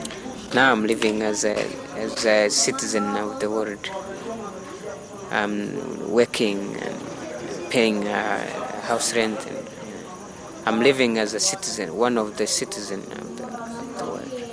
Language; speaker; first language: English; non-native, local second language; Swahili